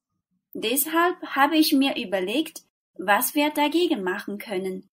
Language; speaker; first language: German; non-native, fluent; Chinese